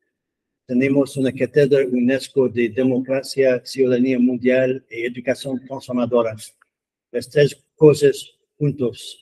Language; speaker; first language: Spanish; non-native, fluent; English